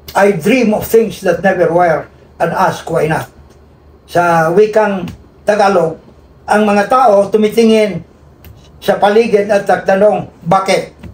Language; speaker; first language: Filipino; non-native, local second language; Cebuano